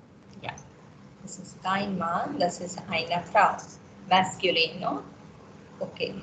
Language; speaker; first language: German; non-native, fluent; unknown